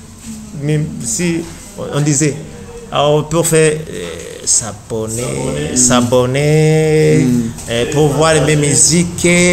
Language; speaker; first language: French; non-native, learner; Rundi